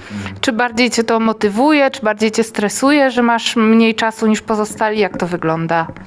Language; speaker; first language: Polish; native; Polish